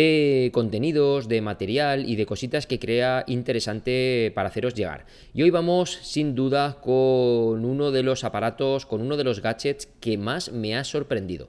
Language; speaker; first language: Spanish; native; Spanish